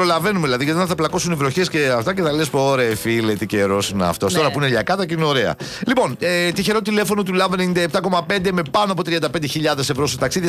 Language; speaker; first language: Greek; native; Greek